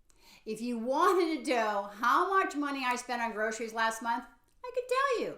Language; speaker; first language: English; native; English